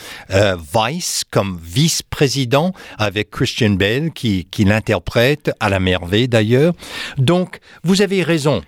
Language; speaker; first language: French; non-native, fluent; English